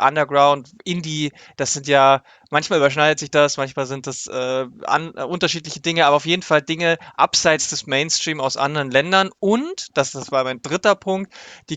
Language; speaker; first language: German; native; German